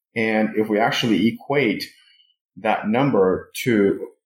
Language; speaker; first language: English; non-native, fluent; Russian